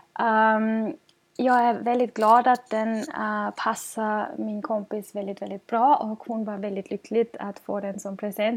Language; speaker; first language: Swedish; non-native, fluent; German